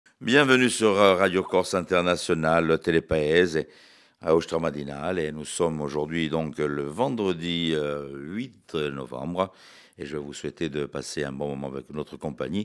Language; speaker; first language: French; native; French